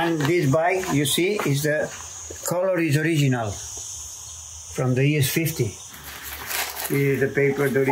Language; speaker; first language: English; non-native, learner; Spanish